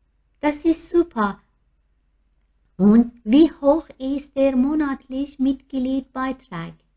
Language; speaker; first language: German; non-native, fluent; Persian